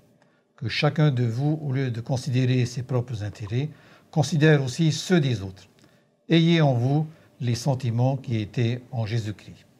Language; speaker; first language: French; native; French